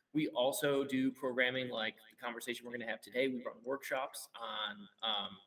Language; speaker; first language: English; native; English